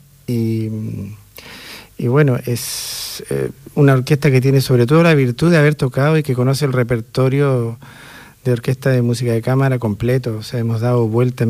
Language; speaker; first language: Spanish; native; Spanish